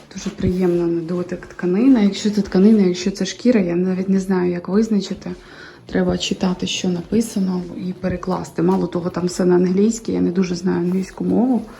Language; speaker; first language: Ukrainian; native; Ukrainian